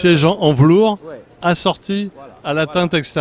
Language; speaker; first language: French; native; French